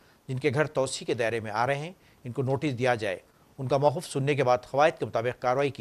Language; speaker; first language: Hindi; native; Hindi